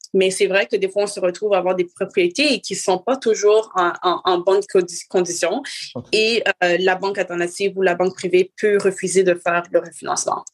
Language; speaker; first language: French; native; French